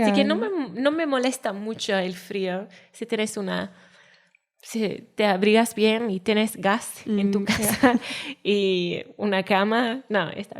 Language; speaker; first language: Spanish; non-native, learner; Welsh